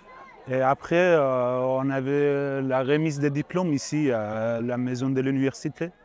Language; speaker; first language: French; non-native, fluent; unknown